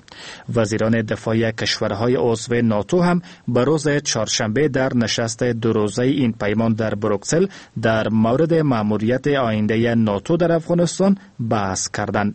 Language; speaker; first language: Persian; native; Persian